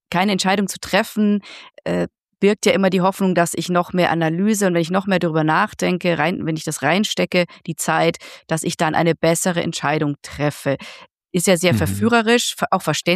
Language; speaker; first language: German; native; German